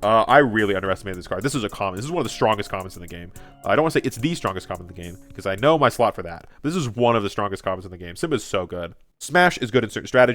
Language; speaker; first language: English; native; English